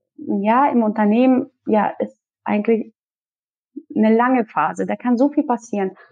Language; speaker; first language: German; early bilingual, other home language; Russian